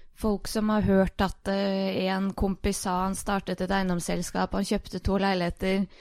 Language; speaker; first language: Norwegian; early bilingual, other home language; Bosnian